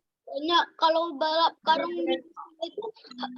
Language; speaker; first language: Malay; native; Malay